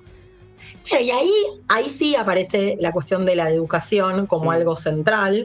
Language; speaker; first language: Spanish; native; Spanish